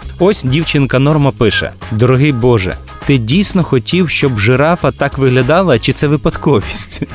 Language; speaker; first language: Ukrainian; native; Ukrainian